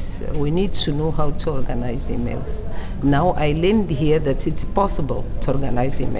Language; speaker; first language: English; non-native, learner; Portuguese